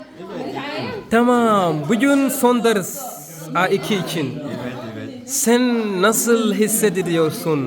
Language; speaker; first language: Turkish; non-native, learner; Arabic